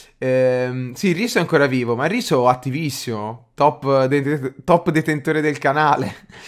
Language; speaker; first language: Italian; native; Italian